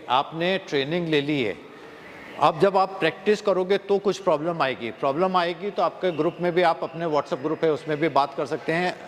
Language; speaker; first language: Hindi; native; Hindi